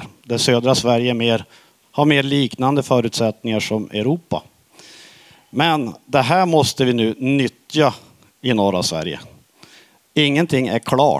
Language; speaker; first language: Swedish; native; Swedish